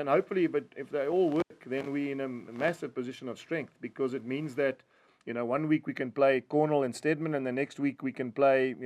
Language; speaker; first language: English; native; English